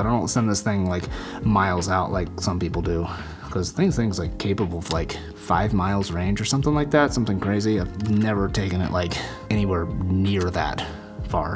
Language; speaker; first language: English; native; English